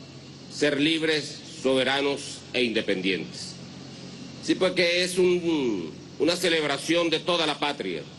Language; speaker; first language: Spanish; native; Spanish